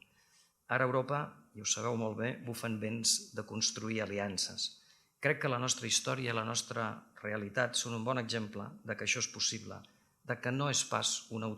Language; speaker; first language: Catalan; native; Catalan